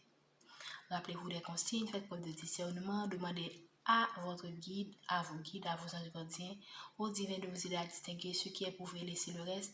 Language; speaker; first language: French; native; French